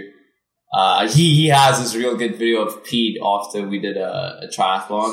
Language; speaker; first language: English; non-native, local second language; Afrikaans